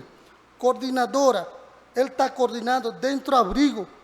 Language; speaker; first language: Portuguese; non-native, learner; Spanish